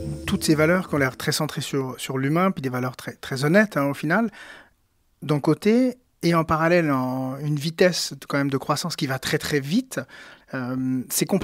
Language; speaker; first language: French; native; French